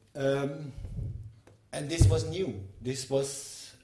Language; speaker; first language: English; non-native, fluent; Dutch